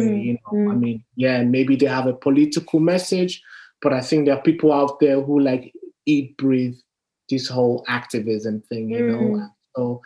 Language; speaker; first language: English; non-native, local second language; Yoruba